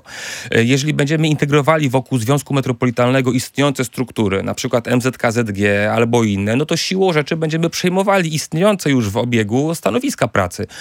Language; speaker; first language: Polish; native; Polish